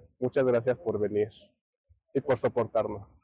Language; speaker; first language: Spanish; native; Spanish